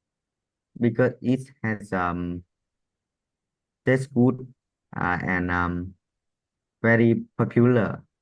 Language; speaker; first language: English; non-native, learner; Vietnamese